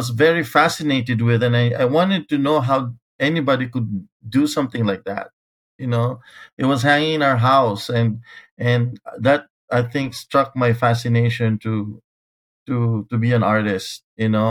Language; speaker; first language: English; non-native, local second language; Filipino